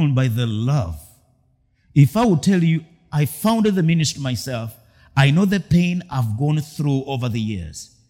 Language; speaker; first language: English; non-native, local second language; Ganda